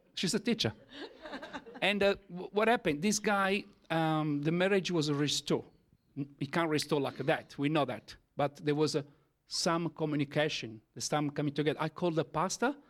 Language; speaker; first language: English; non-native, learner; Italian